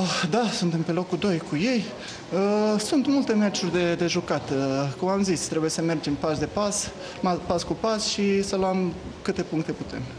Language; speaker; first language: Romanian; non-native, fluent; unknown